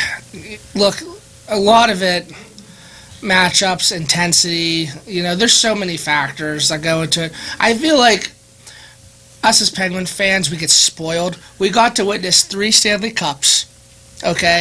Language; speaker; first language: English; native; English